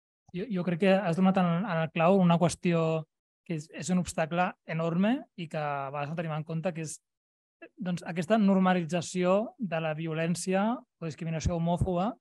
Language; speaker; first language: Catalan; native; Catalan